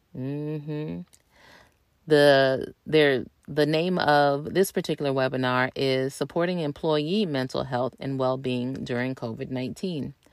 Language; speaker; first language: English; native; English